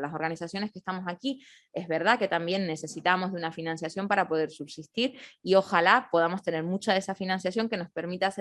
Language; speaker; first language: Spanish; native; Spanish